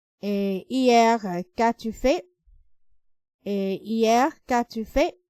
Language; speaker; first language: French; non-native, fluent; Thai